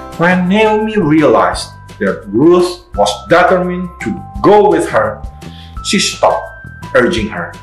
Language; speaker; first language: English; non-native, fluent; Indonesian